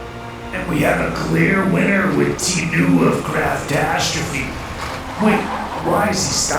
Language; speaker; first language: English; native; English